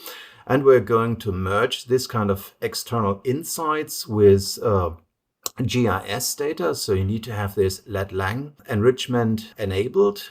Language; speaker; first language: English; non-native, fluent; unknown